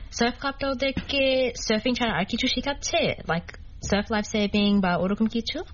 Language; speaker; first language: Bangla; early bilingual, heritage; Bangla